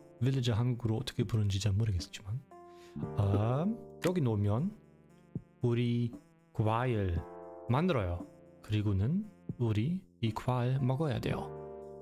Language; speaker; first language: Korean; non-native, learner; German